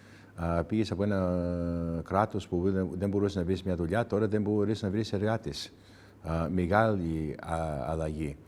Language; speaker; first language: Greek; early bilingual, heritage; English